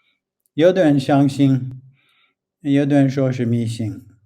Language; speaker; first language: Chinese; non-native, fluent; English